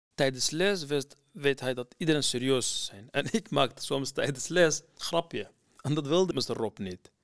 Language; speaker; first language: Dutch; non-native, fluent; Arabic